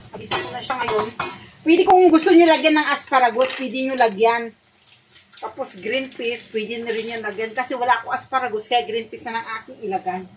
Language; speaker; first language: Filipino; non-native, local second language; Hiligaynon